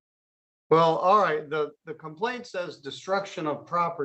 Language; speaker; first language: English; native; English